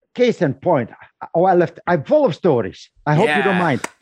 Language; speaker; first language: English; non-native, fluent; Dutch